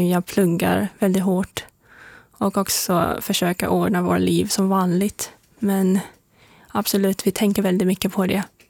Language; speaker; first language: Swedish; non-native, fluent; Chinese